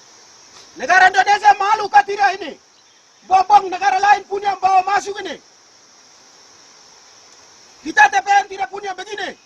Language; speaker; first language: Indonesian; non-native, local second language; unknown